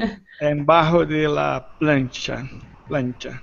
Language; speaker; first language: Spanish; non-native, learner; Portuguese